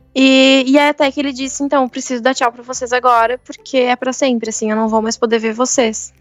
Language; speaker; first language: Portuguese; native; Portuguese